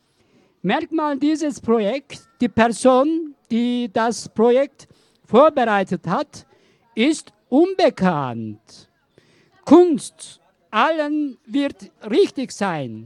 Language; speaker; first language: German; non-native, learner; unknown